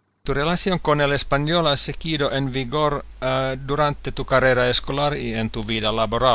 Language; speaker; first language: Spanish; non-native, fluent; Finnish